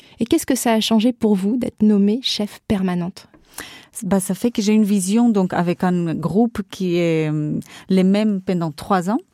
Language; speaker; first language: French; non-native, fluent; Portuguese